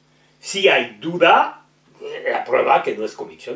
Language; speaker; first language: Spanish; non-native, learner; French